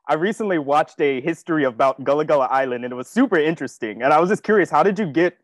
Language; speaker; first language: English; native; English